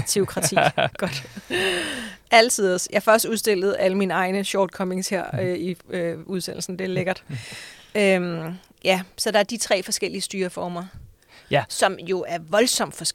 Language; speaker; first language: Danish; native; Danish